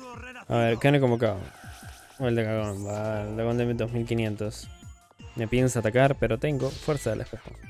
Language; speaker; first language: Spanish; native; Spanish